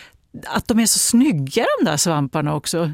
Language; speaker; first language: Swedish; native; Swedish